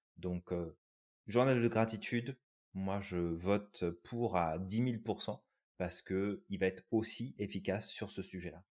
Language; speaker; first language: French; native; French